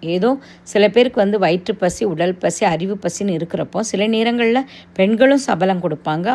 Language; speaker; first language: Tamil; non-native, local second language; Telugu